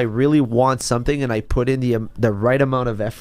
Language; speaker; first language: English; non-native, fluent; French